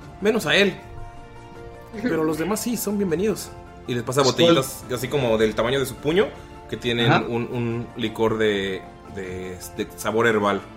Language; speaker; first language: Spanish; native; Spanish